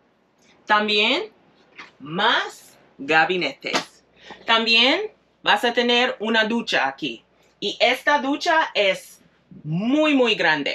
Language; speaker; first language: Spanish; non-native, fluent; English